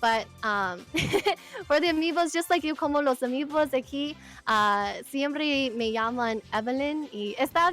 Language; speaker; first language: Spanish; non-native, learner; English